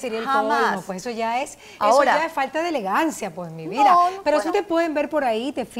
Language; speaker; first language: Spanish; native; Spanish